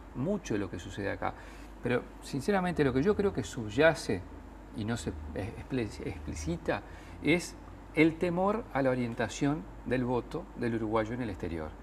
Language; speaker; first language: Spanish; native; Spanish